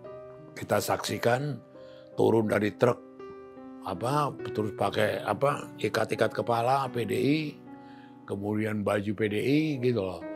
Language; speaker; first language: Indonesian; native; Indonesian